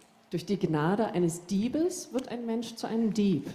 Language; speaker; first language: German; native; German